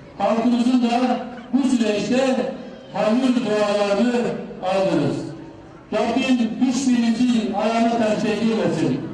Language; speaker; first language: Turkish; native; Turkish